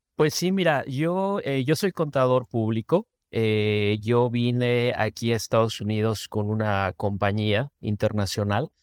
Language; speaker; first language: Spanish; native; Spanish